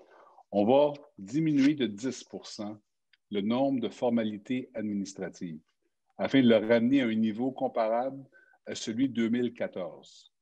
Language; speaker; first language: French; native; French